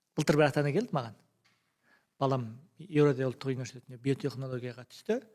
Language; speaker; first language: Kazakh; native; Kazakh